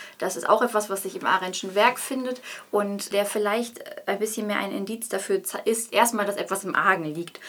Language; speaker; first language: German; native; German